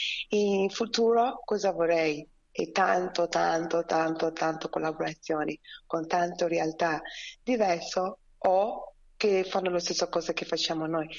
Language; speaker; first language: Italian; non-native, fluent; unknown